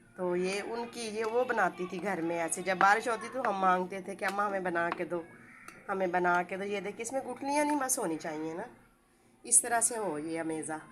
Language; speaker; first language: Urdu; non-native, local second language; Punjabi